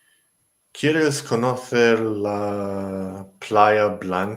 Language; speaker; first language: Spanish; non-native, learner; English